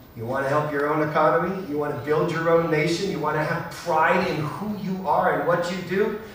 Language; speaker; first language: English; native; English